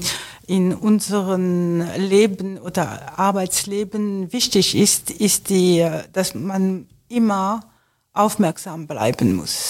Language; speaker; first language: German; non-native, fluent; French